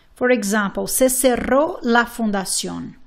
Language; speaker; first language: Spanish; non-native, fluent; English